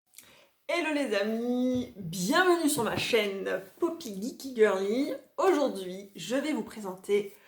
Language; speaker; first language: French; native; French